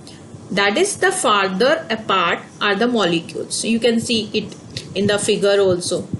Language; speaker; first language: English; non-native, local second language; Hindi